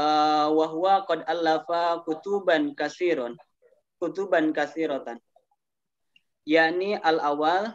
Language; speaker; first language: Arabic; non-native, learner; Indonesian